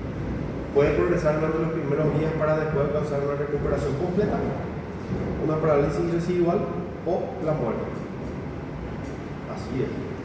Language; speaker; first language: Spanish; native; Spanish